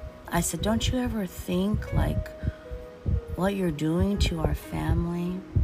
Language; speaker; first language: English; early bilingual, other home language; Portuguese